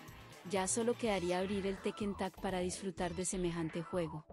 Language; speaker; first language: Spanish; native; Spanish